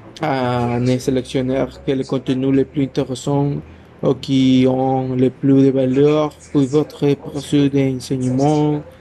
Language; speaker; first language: French; non-native, learner; Spanish